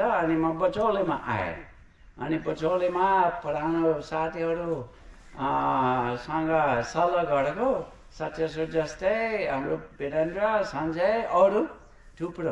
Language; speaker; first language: Nepali; non-native, fluent; English